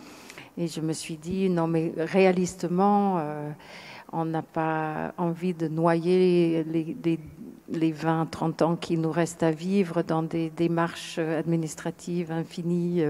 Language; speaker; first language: French; non-native, fluent; English